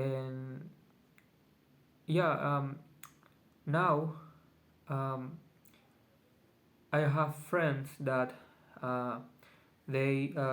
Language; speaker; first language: English; non-native, learner; Spanish